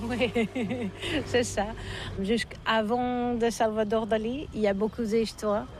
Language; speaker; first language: French; non-native, learner; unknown